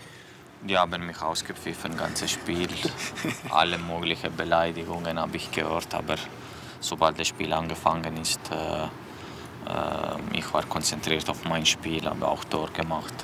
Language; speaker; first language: German; non-native, local second language; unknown